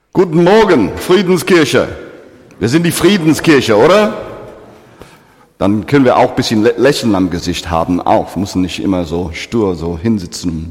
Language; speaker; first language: German; non-native, fluent; English